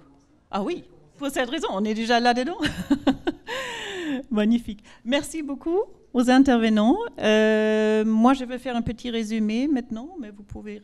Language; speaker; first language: French; non-native, fluent; German